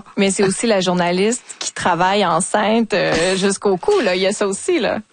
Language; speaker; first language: French; native; French